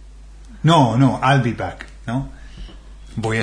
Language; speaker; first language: Spanish; non-native, fluent; English